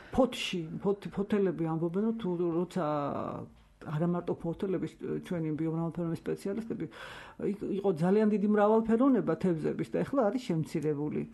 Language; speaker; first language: Georgian; native; Georgian